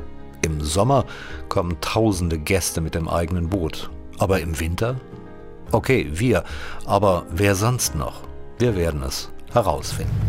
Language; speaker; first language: German; native; German